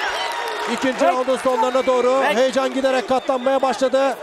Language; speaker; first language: Turkish; native; Turkish